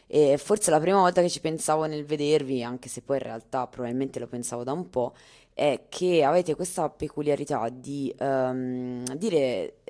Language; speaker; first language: Italian; native; Italian